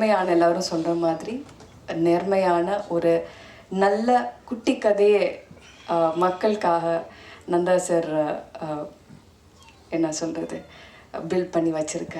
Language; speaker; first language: Tamil; non-native, fluent; Malayalam